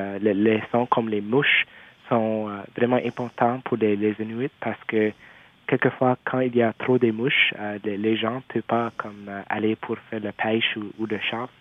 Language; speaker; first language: French; non-native, local second language; English